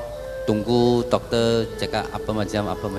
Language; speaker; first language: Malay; non-native, local second language; Chinese